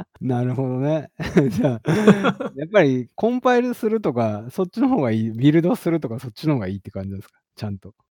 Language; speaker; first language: Japanese; native; Japanese